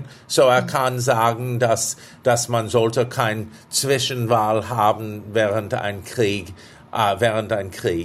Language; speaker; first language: German; non-native, fluent; English